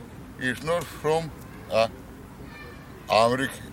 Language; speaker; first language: English; non-native, learner; Romany